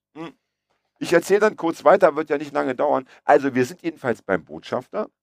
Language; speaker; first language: German; early bilingual, other home language; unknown